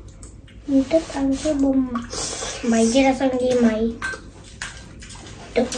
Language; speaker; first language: Vietnamese; early bilingual, heritage; Vietnamese